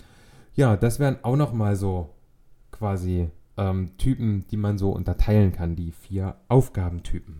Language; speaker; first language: German; native; German